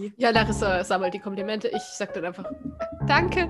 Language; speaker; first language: German; native; German